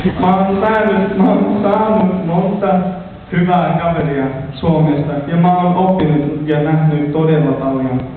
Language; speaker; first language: Finnish; non-native, learner; English